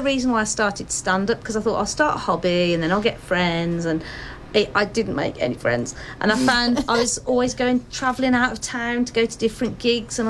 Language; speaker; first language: English; native; English